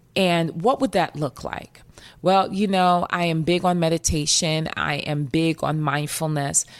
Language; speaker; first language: English; native; English